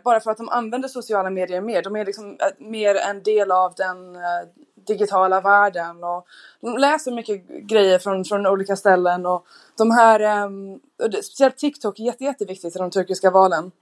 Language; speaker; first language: Swedish; non-native, fluent; English